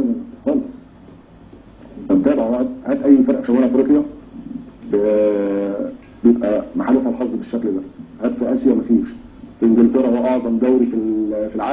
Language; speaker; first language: Arabic; native; Arabic